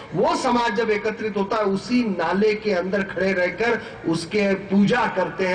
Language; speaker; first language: Hindi; non-native, local second language; Marathi